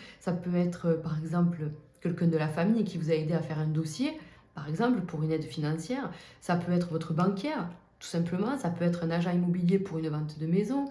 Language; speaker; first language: French; native; French